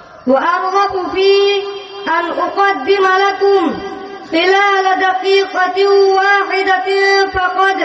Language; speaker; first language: Arabic; non-native, learner; Bangla